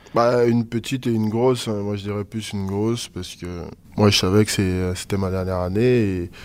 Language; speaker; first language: French; native; French